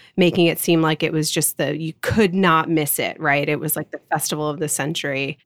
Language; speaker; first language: English; native; English